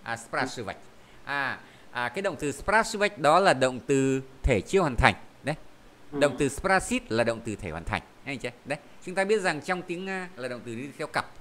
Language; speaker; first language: Vietnamese; native; Vietnamese